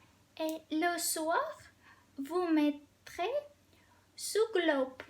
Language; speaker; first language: French; non-native, fluent; Russian